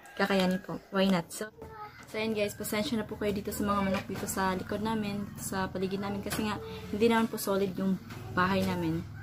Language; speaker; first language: Filipino; non-native, local second language; Cebuano